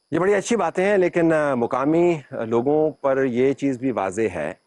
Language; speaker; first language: Urdu; native; Urdu